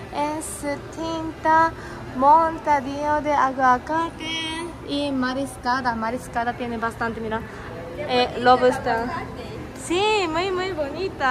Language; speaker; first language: Spanish; non-native, learner; Japanese